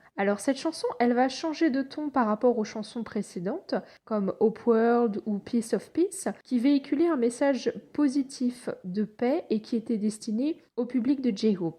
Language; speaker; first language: French; native; French